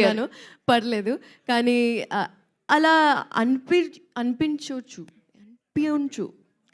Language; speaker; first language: Telugu; non-native, local second language; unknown